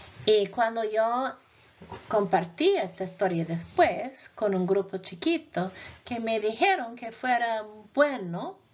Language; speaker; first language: Spanish; non-native, fluent; English